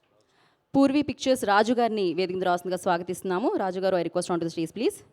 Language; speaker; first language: Telugu; native; Telugu